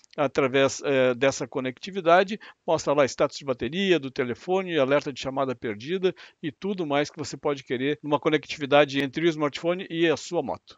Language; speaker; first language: Portuguese; native; Portuguese